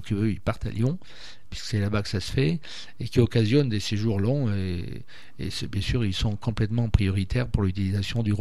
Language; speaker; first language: French; native; French